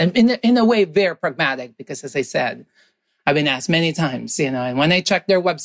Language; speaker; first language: English; non-native, local second language; Filipino